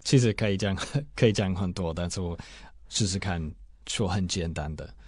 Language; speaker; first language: Chinese; non-native, fluent; English